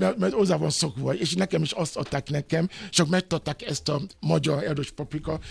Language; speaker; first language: Hungarian; non-native, fluent; Yoruba